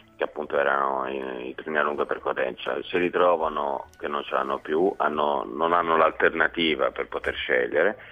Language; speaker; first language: Italian; native; Italian